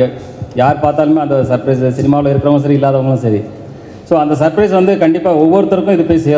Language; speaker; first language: Tamil; native; Tamil